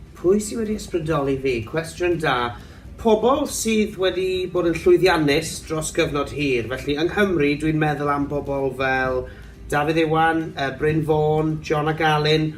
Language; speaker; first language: Welsh; non-native, local second language; English